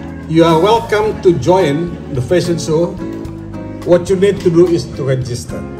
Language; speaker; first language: English; non-native, fluent; Indonesian